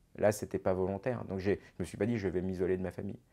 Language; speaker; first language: French; native; French